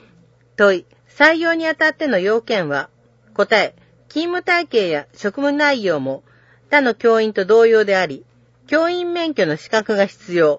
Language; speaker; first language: Japanese; native; Japanese